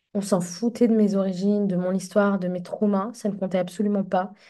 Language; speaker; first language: French; non-native, local second language; Arabic